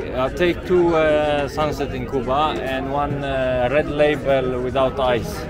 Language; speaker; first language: English; non-native, fluent; Swedish